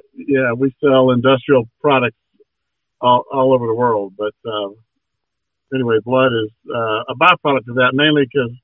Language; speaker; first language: English; native; English